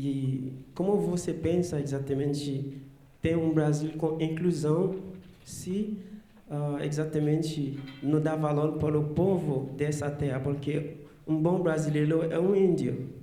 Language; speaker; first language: Portuguese; non-native, learner; Haitian Creole